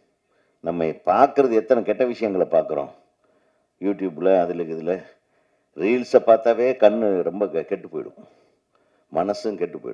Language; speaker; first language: Tamil; native; Tamil